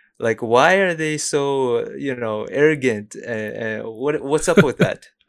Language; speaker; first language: English; early bilingual, other home language; Cantonese